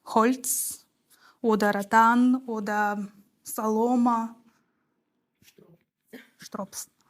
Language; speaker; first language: German; non-native, learner; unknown